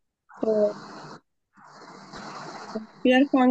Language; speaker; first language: German; non-native, fluent; Bangla